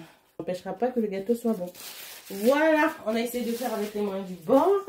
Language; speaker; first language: French; native; French